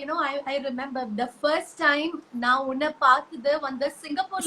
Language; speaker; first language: Tamil; non-native, learner; Malayalam